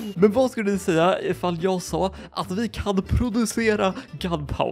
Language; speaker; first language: Swedish; native; Swedish